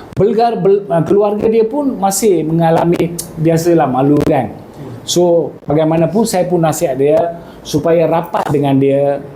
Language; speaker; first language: Malay; non-native, local second language; Tamil